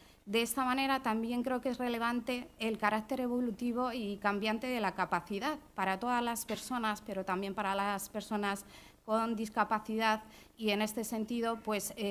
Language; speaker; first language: Spanish; native; Spanish